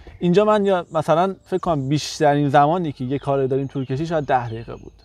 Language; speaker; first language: Persian; native; Persian